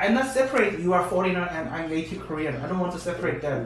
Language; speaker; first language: English; non-native, learner; Korean